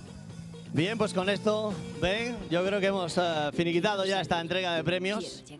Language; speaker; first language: Spanish; native; Spanish